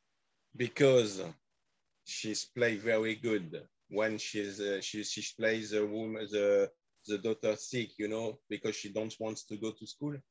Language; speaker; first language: English; non-native, learner; French